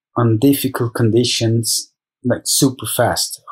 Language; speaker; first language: English; non-native, fluent; German